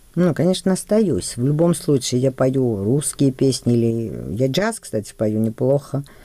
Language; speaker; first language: Russian; non-native, local second language; Georgian